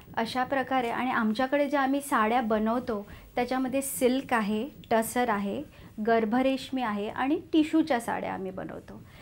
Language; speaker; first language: Marathi; native; Marathi